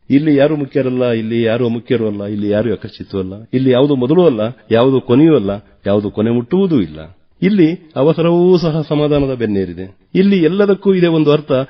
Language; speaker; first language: Kannada; native; Kannada